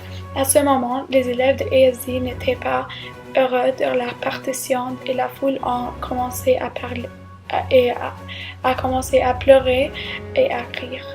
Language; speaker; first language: French; non-native, learner; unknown